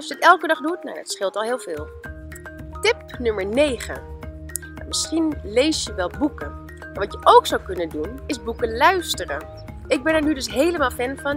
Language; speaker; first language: Dutch; native; Dutch